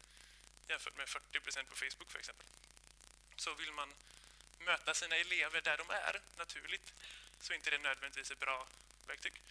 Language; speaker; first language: Swedish; native; Swedish